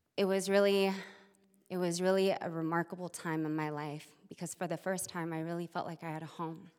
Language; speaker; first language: English; native; English